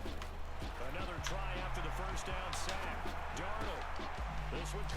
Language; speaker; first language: English; native; English